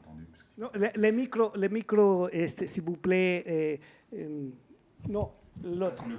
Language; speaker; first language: French; non-native, fluent; Spanish